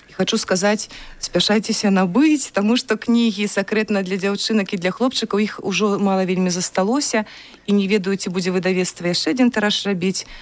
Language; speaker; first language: Belarusian; native; Belarusian